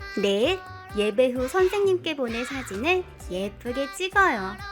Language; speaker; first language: Korean; native; Korean